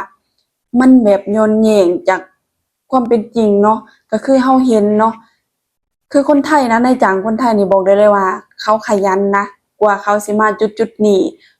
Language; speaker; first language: Thai; non-native, local second language; Lao